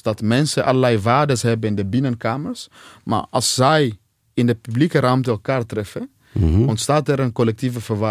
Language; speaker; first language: Dutch; non-native, fluent; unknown